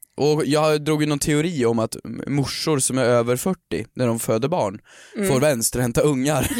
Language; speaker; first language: Swedish; native; Swedish